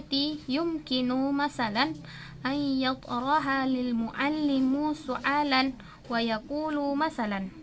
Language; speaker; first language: Arabic; non-native, learner; Indonesian